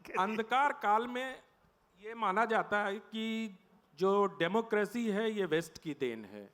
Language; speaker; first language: Hindi; native; Hindi